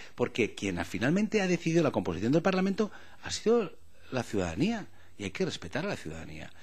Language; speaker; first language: Spanish; non-native, local second language; Catalan